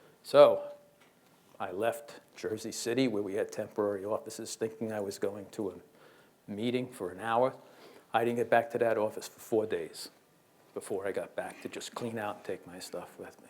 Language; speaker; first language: English; native; English